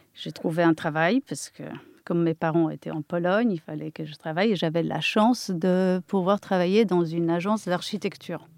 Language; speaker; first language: French; non-native, fluent; Polish